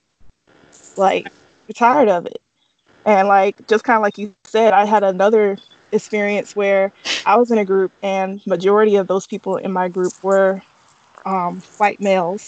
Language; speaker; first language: English; native; English